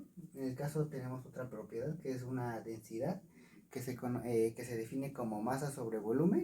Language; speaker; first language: Spanish; native; Spanish